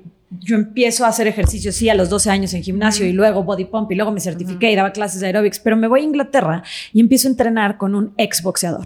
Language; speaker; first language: Spanish; native; Spanish